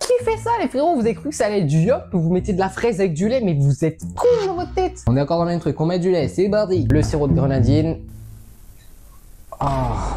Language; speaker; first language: French; native; French